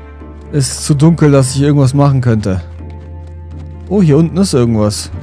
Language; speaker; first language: German; native; German